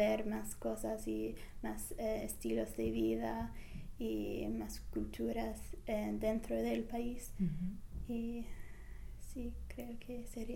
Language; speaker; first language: Spanish; non-native, fluent; English